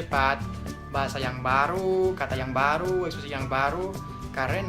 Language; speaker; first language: Indonesian; non-native, fluent; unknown